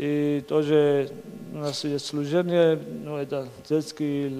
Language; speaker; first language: Russian; non-native, learner; Georgian